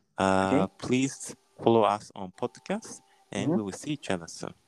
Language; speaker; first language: English; non-native, learner; Japanese